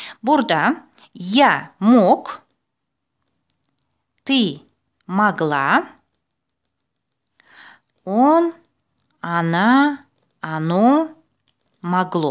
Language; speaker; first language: Russian; non-native, local second language; Azerbaijani